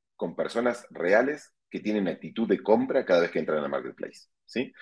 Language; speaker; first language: Spanish; native; Spanish